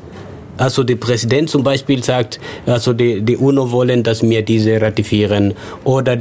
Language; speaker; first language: German; non-native, fluent; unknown